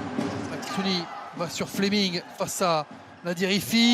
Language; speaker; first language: French; native; French